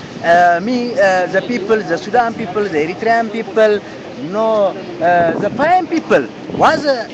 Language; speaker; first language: English; non-native, learner; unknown